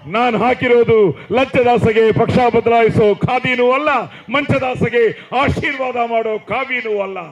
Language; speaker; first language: Kannada; non-native, local second language; Telugu